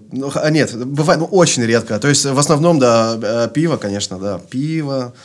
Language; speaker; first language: Russian; non-native, fluent; Dutch